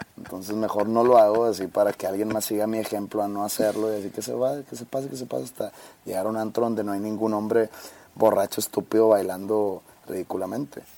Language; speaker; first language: Spanish; native; Spanish